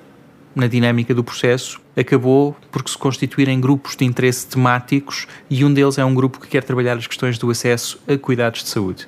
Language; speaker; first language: Portuguese; native; Portuguese